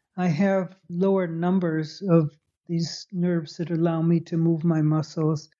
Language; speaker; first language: English; native; English